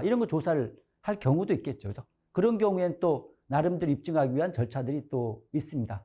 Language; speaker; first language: Korean; native; Korean